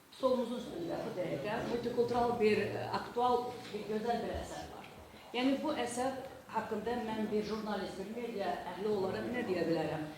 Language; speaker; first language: Azerbaijani; non-native, local second language; Talysh